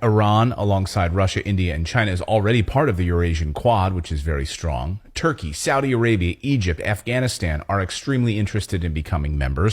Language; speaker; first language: English; native; English